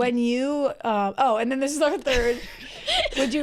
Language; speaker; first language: English; native; English